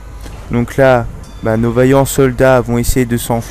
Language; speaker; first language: French; native; French